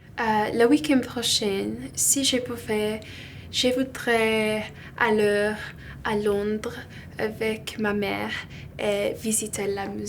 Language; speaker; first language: French; non-native, learner; English